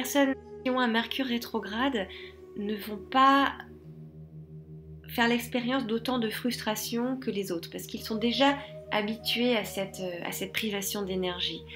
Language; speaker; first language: French; native; French